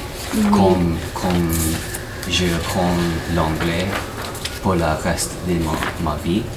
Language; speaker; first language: French; non-native, learner; English